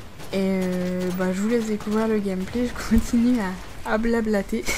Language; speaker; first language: French; native; French